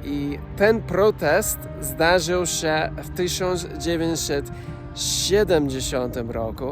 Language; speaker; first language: Polish; non-native, learner; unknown